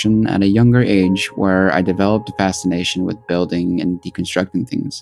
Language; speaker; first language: English; native; English